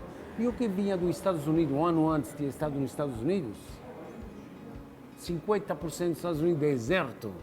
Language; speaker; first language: Portuguese; non-native, fluent; Italian